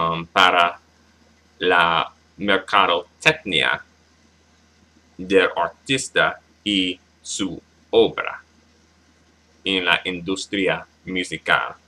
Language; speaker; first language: Spanish; non-native, learner; English